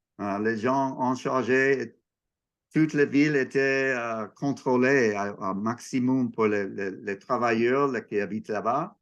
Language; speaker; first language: French; non-native, learner; English